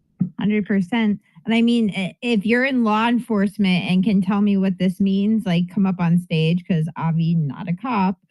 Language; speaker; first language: English; native; English